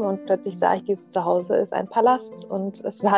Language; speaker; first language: German; native; German